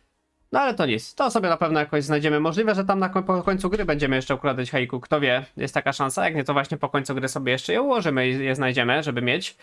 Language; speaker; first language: Polish; native; Polish